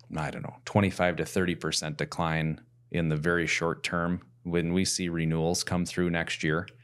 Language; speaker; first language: English; native; English